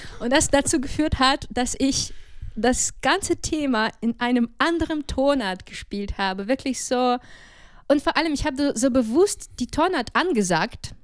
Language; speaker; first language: German; non-native, fluent; Ukrainian